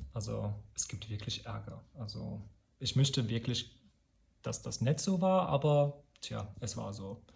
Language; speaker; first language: German; non-native, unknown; English